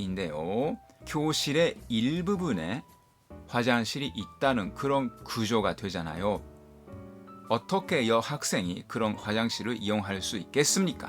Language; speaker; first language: Korean; non-native, fluent; Japanese